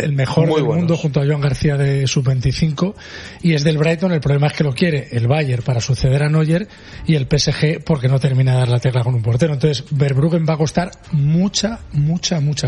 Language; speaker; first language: Spanish; native; Spanish